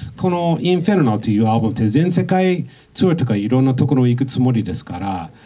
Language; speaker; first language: Japanese; non-native, fluent; English